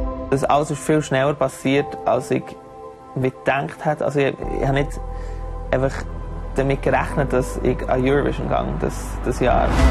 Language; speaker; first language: German; native; German